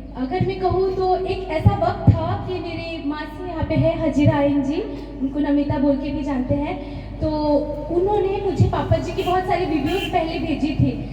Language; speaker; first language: Hindi; non-native, local second language; Bangla